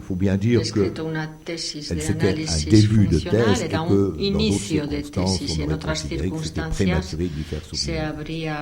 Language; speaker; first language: French; native; French